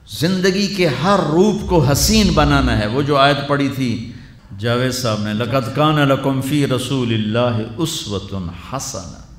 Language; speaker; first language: Urdu; non-native, local second language; Punjabi